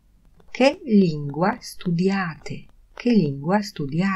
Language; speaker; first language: Italian; non-native, fluent; Polish